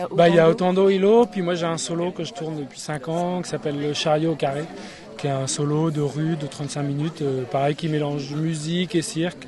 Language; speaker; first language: French; native; French